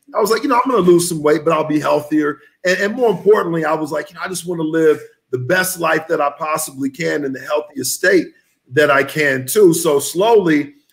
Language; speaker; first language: English; native; English